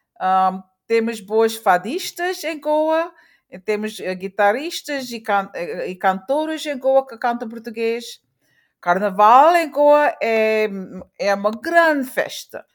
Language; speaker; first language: Portuguese; early bilingual, heritage; Portuguese